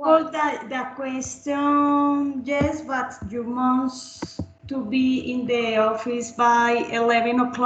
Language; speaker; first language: English; non-native, learner; Spanish